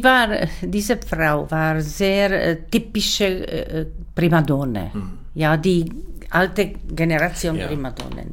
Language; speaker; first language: German; non-native, learner; Czech